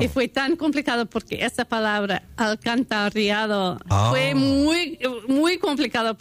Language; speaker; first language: Spanish; non-native, fluent; English